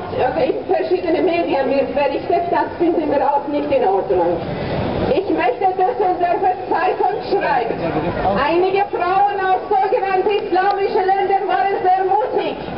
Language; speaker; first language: German; non-native, fluent; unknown